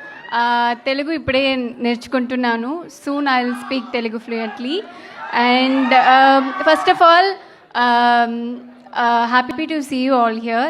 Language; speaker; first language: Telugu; non-native, learner; Tamil